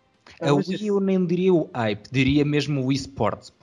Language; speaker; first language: Portuguese; native; Portuguese